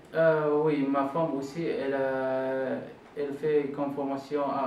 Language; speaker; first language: French; non-native, learner; Arabic